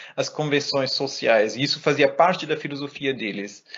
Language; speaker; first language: Portuguese; native; Portuguese